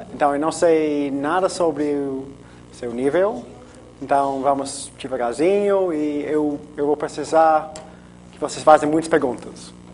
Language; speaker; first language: Portuguese; non-native, fluent; English